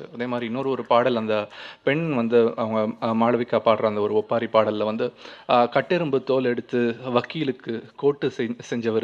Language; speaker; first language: Tamil; native; Tamil